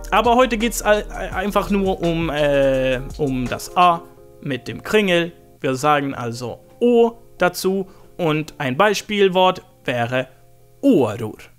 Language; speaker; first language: German; non-native, fluent; Swedish